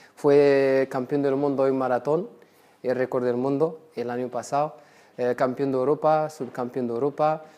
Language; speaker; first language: Spanish; non-native, fluent; Arabic